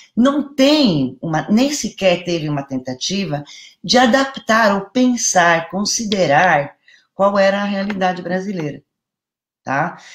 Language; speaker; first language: Portuguese; non-native, fluent; Italian